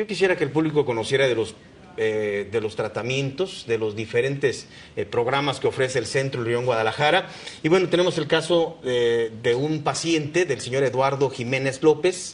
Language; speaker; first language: Spanish; native; Spanish